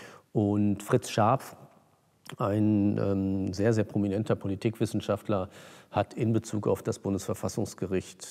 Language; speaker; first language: German; native; German